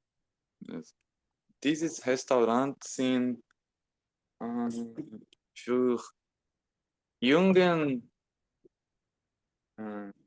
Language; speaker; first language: German; non-native, learner; Portuguese